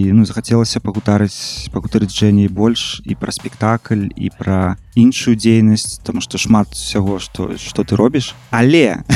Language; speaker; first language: Belarusian; native; Belarusian